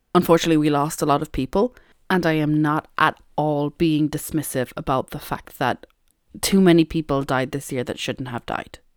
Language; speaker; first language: English; native; English